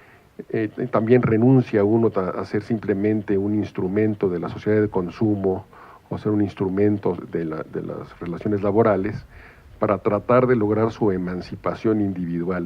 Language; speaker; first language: Spanish; native; Spanish